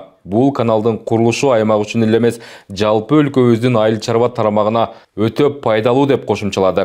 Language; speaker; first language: Kyrgyz; native; Kyrgyz